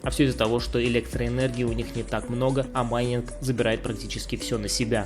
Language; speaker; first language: Russian; native; Russian